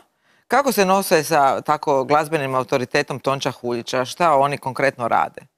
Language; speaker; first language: Croatian; native; Croatian